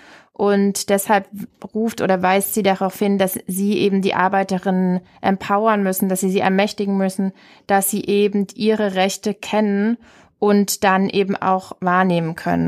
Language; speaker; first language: German; native; German